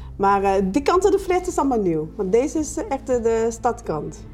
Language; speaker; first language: Dutch; non-native, fluent; Chinese